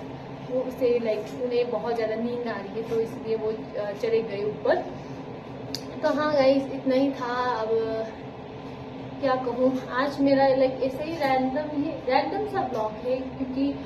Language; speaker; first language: Hindi; non-native, local second language; Nepali